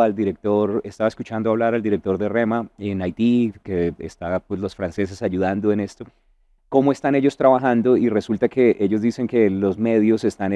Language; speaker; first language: Spanish; native; Spanish